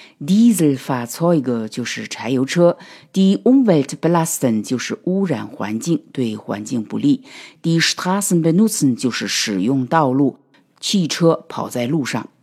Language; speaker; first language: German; non-native, fluent; Chinese